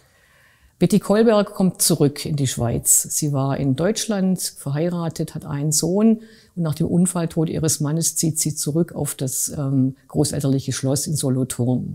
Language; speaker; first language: German; native; German